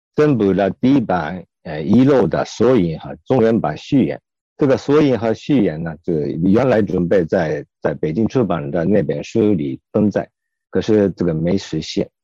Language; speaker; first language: Chinese; non-native, fluent; Japanese